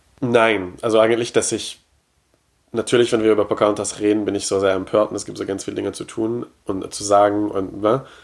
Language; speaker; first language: German; non-native, fluent; French